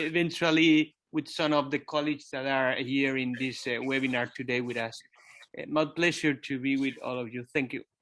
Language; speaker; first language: English; non-native, fluent; Kabuverdianu